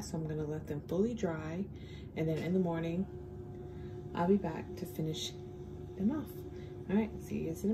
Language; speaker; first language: English; native; English